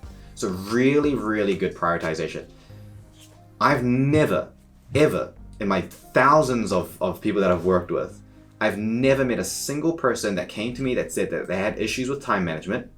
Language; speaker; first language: English; native; English